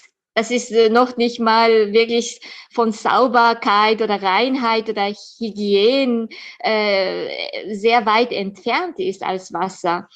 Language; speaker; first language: German; non-native, fluent; Japanese